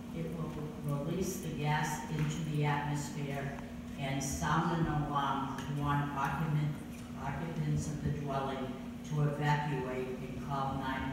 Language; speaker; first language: English; native; English